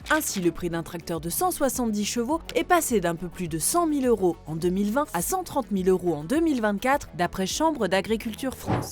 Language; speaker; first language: French; native; French